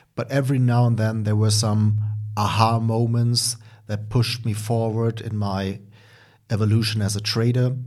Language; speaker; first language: English; non-native, fluent; German